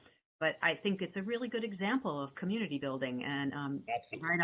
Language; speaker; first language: English; native; English